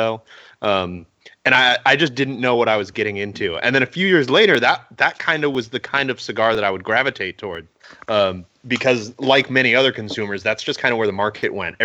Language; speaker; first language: English; native; English